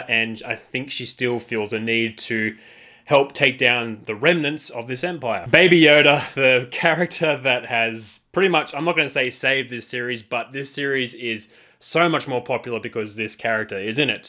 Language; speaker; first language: English; native; English